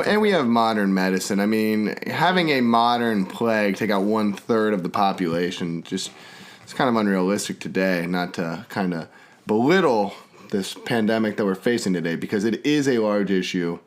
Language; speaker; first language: English; native; English